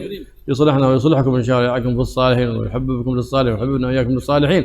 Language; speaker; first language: Arabic; native; Arabic